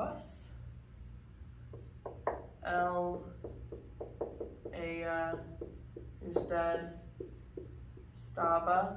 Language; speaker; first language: Spanish; non-native, fluent; English